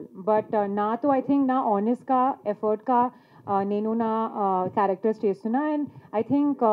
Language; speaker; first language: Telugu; non-native, local second language; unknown